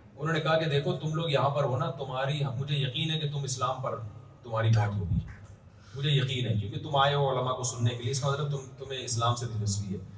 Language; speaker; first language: Urdu; native; Urdu